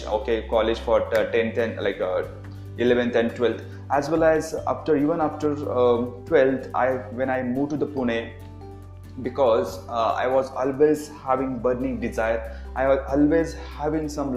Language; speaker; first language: English; non-native, local second language; Marathi